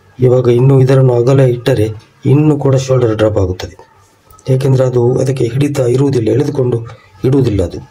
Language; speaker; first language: Kannada; non-native, local second language; Tulu